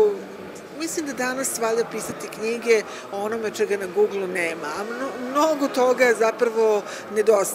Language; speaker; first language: Serbian; native; Serbian